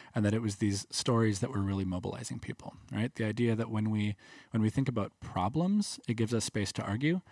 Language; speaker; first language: English; native; English